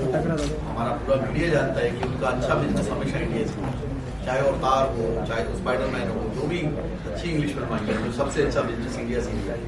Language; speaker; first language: Hindi; non-native, local second language; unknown